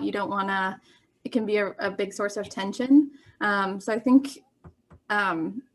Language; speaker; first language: English; native; English